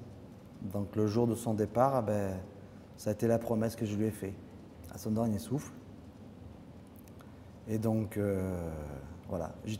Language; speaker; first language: French; native; French